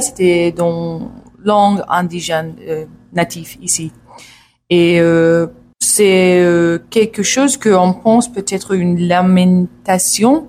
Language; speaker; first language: French; non-native, learner; English